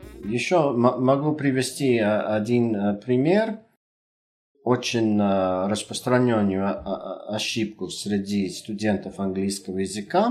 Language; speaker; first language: Russian; non-native, fluent; English